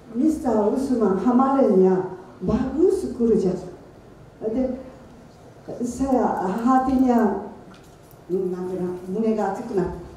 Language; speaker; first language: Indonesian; non-native, learner; Japanese